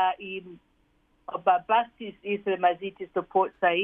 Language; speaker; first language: Greek; early bilingual, heritage; Greek